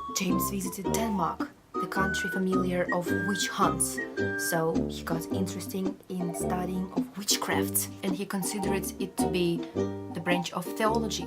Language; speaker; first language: English; non-native, learner; Russian